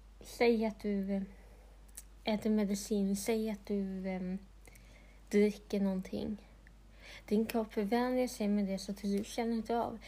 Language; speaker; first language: Swedish; non-native, local second language; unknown